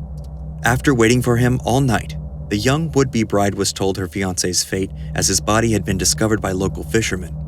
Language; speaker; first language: English; native; English